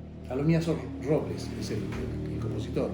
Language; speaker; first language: Spanish; native; Spanish